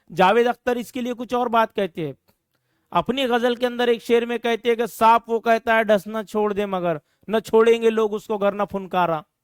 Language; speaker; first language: Urdu; native; Urdu